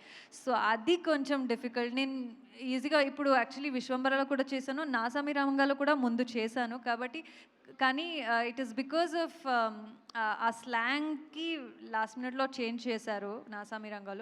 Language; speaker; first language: Telugu; non-native, local second language; Kannada